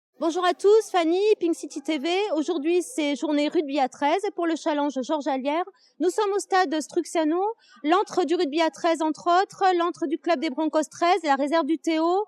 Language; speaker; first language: French; native; French